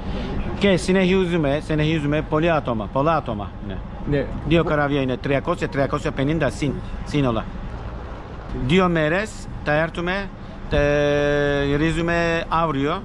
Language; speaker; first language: Greek; non-native, learner; Turkish